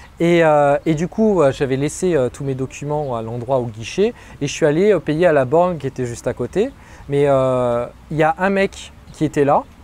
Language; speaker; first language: French; native; French